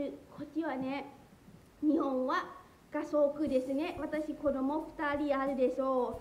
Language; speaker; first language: Japanese; non-native, learner; Lao